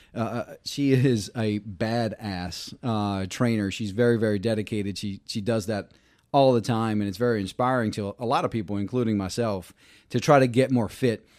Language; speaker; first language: English; native; English